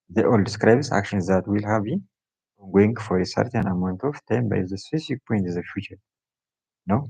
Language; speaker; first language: English; non-native, local second language; Amharic